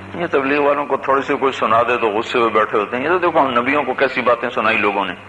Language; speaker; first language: Urdu; non-native, local second language; Punjabi